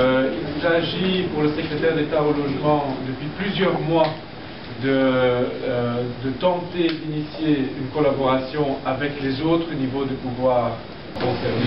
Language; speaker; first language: French; native; French